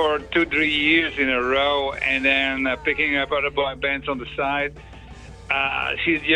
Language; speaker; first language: English; non-native, fluent; Dutch